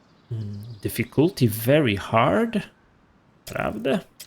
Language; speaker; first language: English; non-native, fluent; Polish